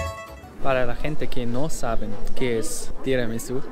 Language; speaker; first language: Spanish; non-native, learner; German